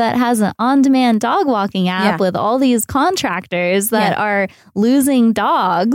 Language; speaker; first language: English; native; English